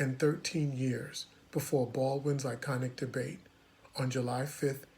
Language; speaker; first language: English; native; English